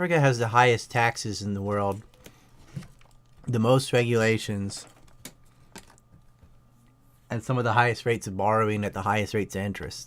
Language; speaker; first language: English; native; English